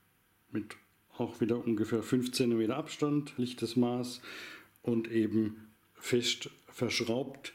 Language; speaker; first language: German; native; German